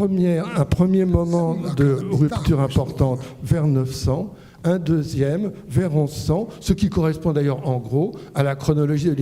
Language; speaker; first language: French; native; French